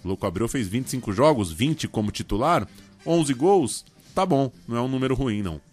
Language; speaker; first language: Portuguese; native; Portuguese